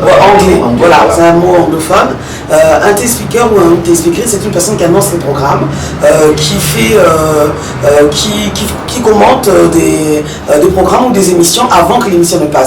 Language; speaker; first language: French; early bilingual, other home language; Lingala